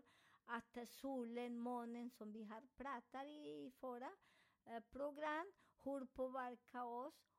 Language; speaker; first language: Swedish; non-native, fluent; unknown